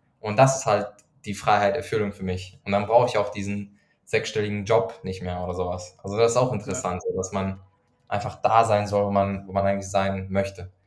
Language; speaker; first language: German; non-native, fluent; Persian